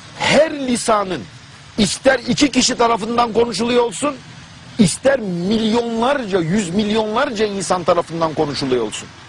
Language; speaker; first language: Turkish; non-native, fluent; German